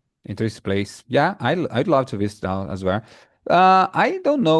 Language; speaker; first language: English; non-native, fluent; Portuguese